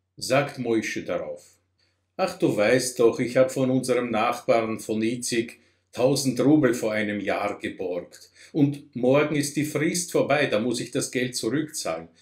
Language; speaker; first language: German; non-native, fluent; Russian